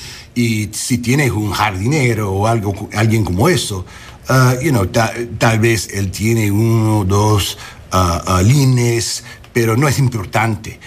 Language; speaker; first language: Spanish; non-native, learner; English